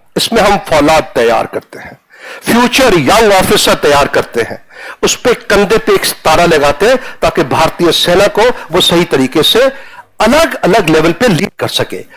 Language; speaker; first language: Hindi; non-native, local second language; Punjabi